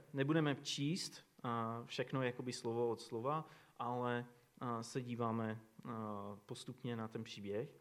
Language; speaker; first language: Czech; non-native, fluent; English